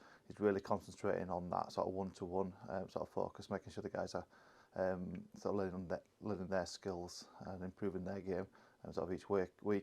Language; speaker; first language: English; native; English